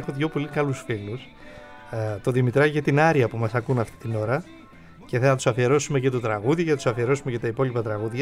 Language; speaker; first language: Greek; native; Greek